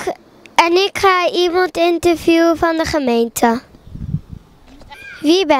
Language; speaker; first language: Dutch; early bilingual, other home language; Turkish